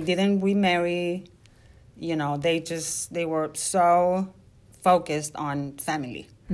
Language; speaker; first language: English; non-native, fluent; Spanish